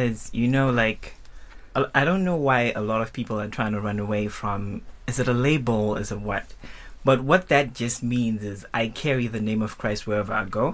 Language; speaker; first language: English; non-native, local second language; Shona